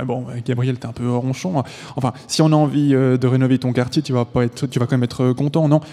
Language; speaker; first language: French; native; French